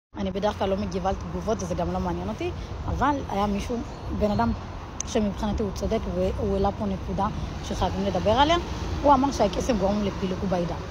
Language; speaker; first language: Hebrew; early bilingual, other home language; Amharic